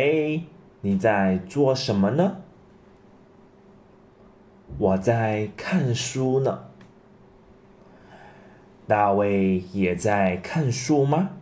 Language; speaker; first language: Chinese; non-native, fluent; English